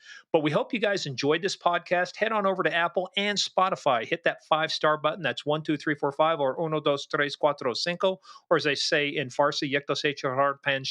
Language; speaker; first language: English; native; English